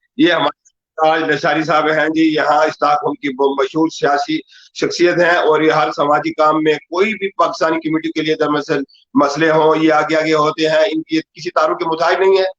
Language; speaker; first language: Urdu; native; Urdu